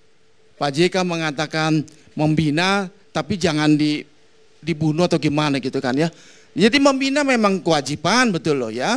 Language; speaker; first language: Indonesian; native; Indonesian